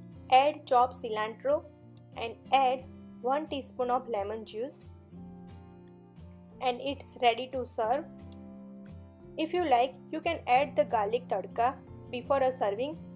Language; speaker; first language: English; non-native, local second language; Gujarati